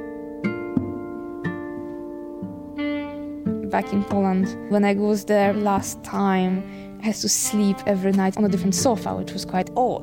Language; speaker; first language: English; non-native, fluent; Polish